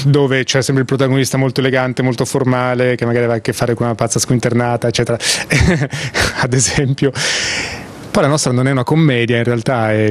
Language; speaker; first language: Italian; native; Italian